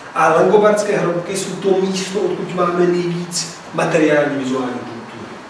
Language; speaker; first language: Czech; non-native, fluent; Italian